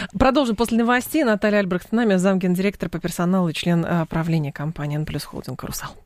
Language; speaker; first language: Russian; native; Russian